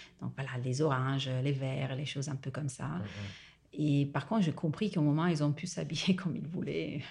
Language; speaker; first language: French; non-native, fluent; Italian